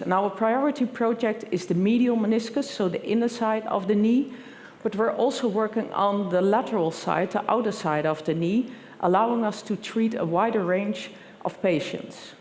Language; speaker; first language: English; non-native, fluent; Dutch